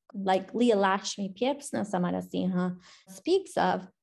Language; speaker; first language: English; non-native, fluent; Spanish